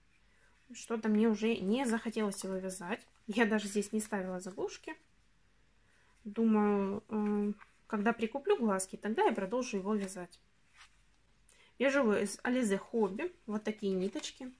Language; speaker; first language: Russian; native; Russian